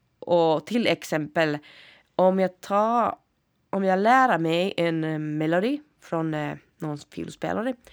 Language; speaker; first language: Swedish; non-native, local second language; Finnish